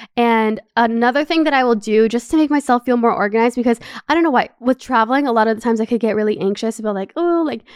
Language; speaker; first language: English; native; English